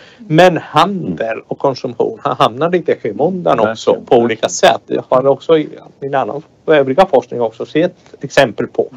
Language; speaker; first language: Swedish; non-native, fluent; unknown